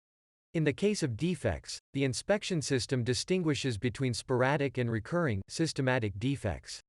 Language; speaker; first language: English; non-native, fluent; German